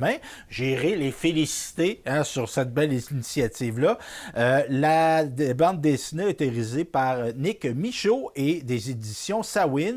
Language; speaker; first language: French; native; French